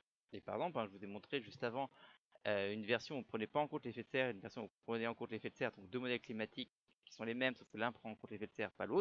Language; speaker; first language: French; native; French